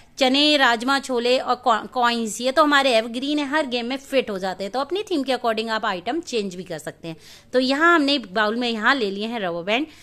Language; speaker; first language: Hindi; native; Hindi